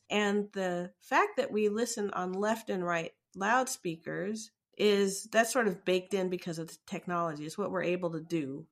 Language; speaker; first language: English; native; English